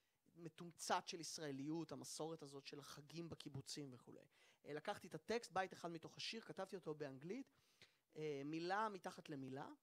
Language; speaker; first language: Hebrew; native; Hebrew